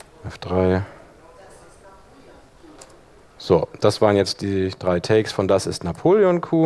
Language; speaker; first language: German; native; German